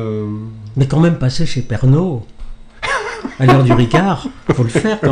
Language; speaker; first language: French; native; French